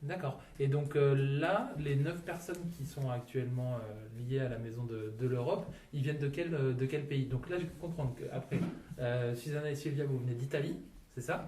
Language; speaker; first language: French; native; French